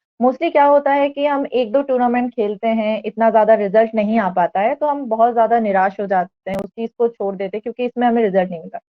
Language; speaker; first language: Hindi; non-native, local second language; Nepali